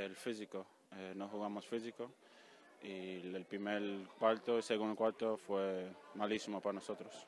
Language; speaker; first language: Spanish; non-native, fluent; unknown